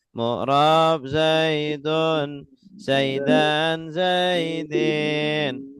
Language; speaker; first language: Arabic; non-native, fluent; Indonesian